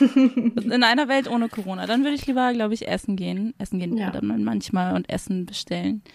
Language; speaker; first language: German; native; German